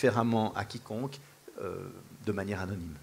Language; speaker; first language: French; native; French